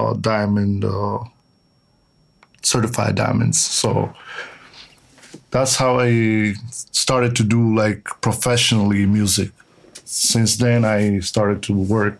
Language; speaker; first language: English; non-native, fluent; Italian